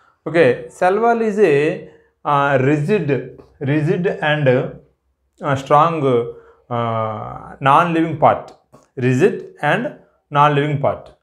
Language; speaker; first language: English; non-native, local second language; Telugu